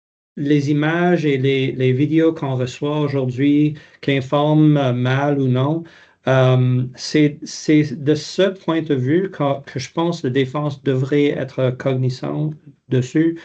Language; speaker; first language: French; non-native, local second language; English